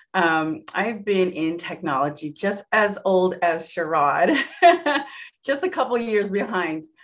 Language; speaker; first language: English; native; English